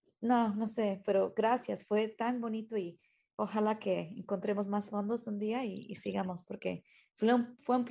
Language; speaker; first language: Spanish; early bilingual, heritage; Spanish